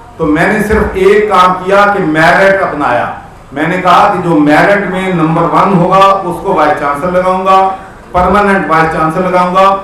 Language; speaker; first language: Urdu; non-native, local second language; Punjabi